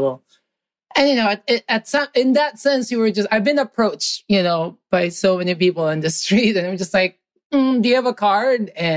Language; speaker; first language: English; non-native, local second language; Filipino